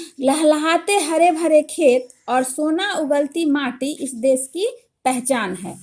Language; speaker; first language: Hindi; native; Hindi